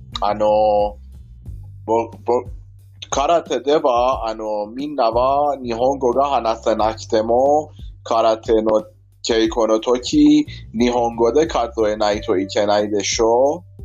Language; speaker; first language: Japanese; non-native, fluent; Persian